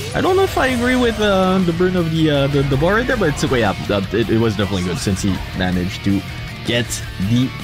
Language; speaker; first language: English; non-native, fluent; French